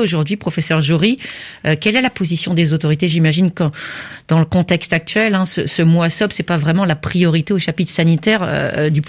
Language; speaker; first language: French; native; French